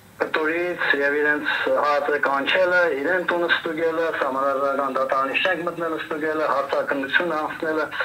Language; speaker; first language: Armenian; early bilingual, heritage; Armenian